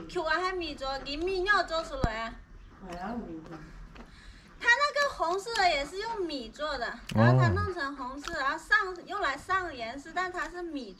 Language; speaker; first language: Chinese; non-native, local second language; Hakka Chinese